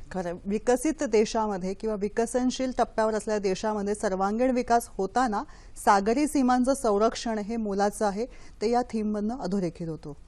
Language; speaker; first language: Marathi; native; Marathi